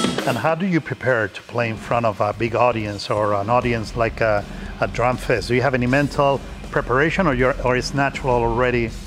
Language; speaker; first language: English; non-native, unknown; Spanish